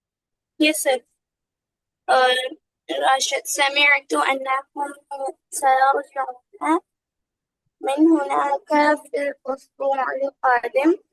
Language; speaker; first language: Arabic; non-native, learner; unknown